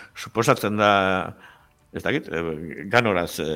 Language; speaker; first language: Basque; native; Basque